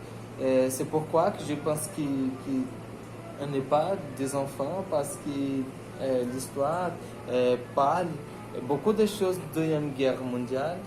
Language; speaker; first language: French; non-native, learner; Portuguese